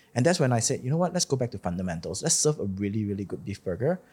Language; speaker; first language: English; non-native, local second language; Chinese